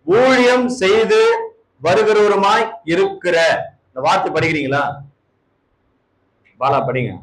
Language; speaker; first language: Tamil; native; Tamil